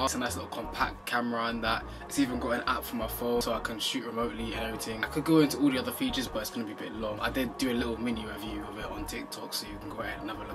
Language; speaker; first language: English; native; English